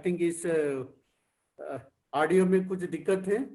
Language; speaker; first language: Hindi; non-native, local second language; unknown